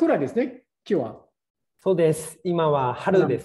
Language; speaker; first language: Japanese; non-native, learner; Indonesian